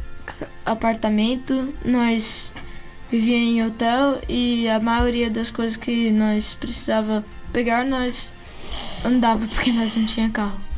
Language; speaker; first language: Portuguese; early bilingual, heritage; Portuguese